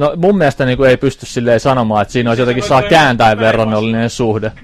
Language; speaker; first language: Finnish; native; Finnish